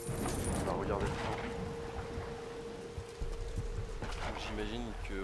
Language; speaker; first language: French; native; French